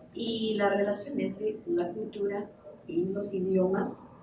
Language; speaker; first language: Spanish; non-native, fluent; English